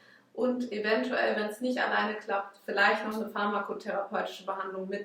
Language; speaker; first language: German; native; German